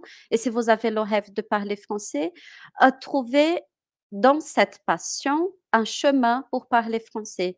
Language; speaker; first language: French; non-native, fluent; Portuguese